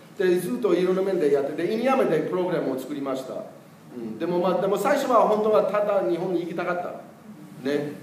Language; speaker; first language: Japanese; non-native, fluent; English